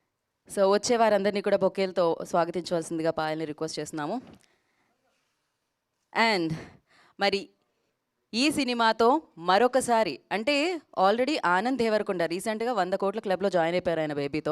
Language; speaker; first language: Telugu; native; Telugu